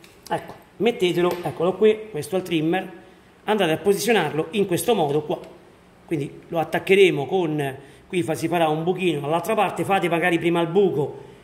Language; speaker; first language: Italian; native; Italian